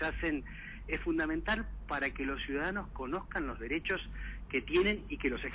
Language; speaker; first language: Spanish; native; Spanish